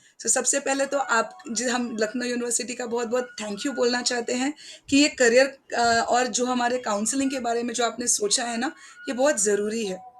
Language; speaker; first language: Hindi; non-native, local second language; Marathi